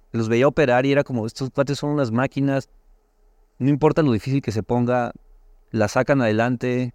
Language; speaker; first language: Spanish; native; Spanish